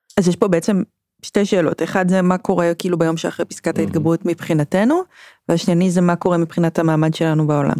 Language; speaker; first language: Hebrew; native; Hebrew